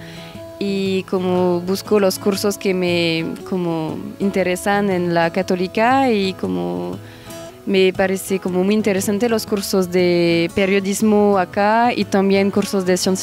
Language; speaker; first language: Spanish; non-native, learner; French